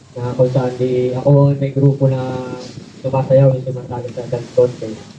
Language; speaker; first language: Filipino; native; Filipino